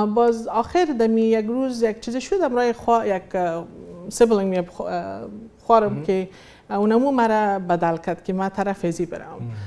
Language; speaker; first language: Persian; early bilingual, heritage; Persian